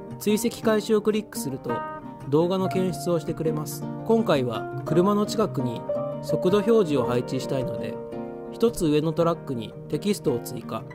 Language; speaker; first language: Japanese; native; Japanese